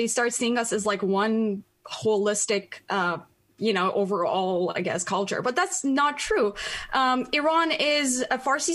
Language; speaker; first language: English; non-native, fluent; Persian